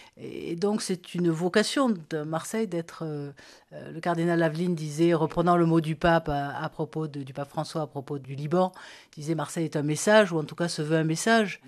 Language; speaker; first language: French; native; French